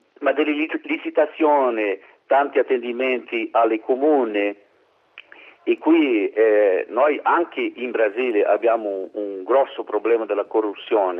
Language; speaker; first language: Italian; non-native, learner; Portuguese